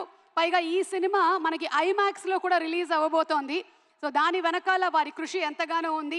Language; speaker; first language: Telugu; native; Telugu